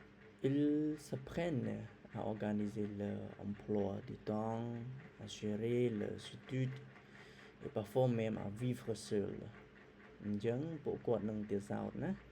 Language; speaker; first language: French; non-native, fluent; Khmer